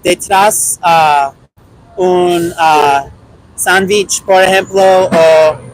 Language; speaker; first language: Spanish; non-native, learner; English